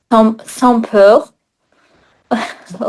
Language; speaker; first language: French; non-native, learner; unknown